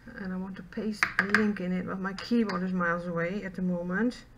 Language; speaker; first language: English; non-native, fluent; Dutch